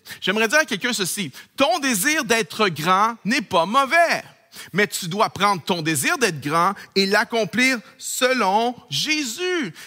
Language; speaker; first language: French; native; French